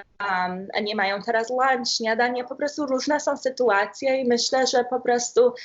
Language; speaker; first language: Polish; early bilingual, heritage; Polish